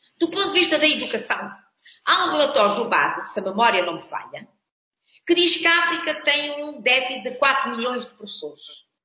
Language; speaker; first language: Portuguese; non-native, local second language; Kabuverdianu